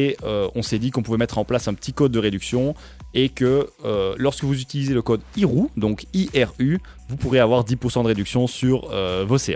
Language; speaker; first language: French; native; French